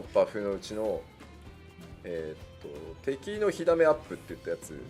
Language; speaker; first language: Japanese; native; Japanese